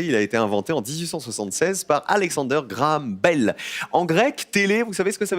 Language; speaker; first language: French; native; French